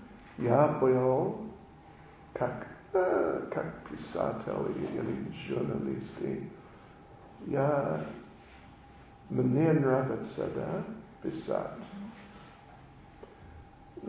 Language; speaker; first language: Russian; non-native, learner; English